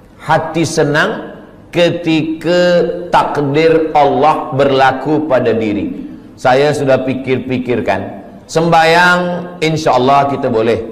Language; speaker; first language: Malay; native; Malay